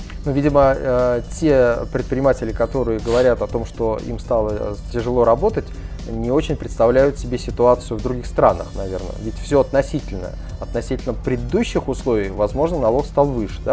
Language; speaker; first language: Russian; native; Russian